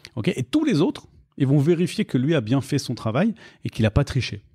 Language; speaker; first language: French; native; French